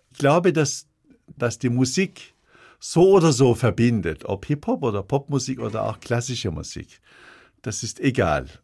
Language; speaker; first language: German; early bilingual, other home language; Turkish